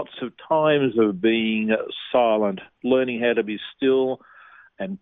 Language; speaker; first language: English; native; English